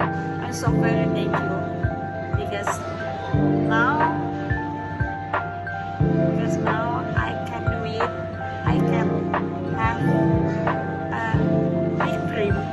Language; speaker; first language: English; non-native, learner; Indonesian